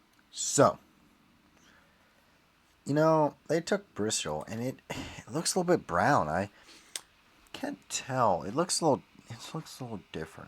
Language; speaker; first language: English; native; English